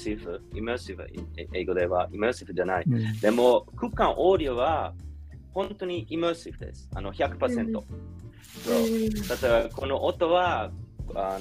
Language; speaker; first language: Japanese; non-native, learner; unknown